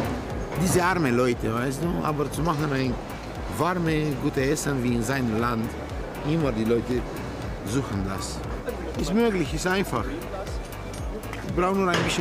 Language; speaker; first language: German; non-native, learner; Romanian